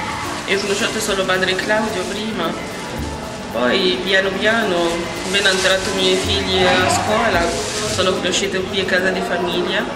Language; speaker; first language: Italian; non-native, learner; Arabic